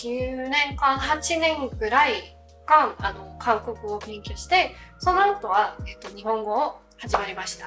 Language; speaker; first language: Japanese; non-native, fluent; Afrikaans